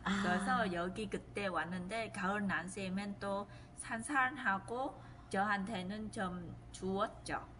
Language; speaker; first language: Korean; non-native, fluent; Vietnamese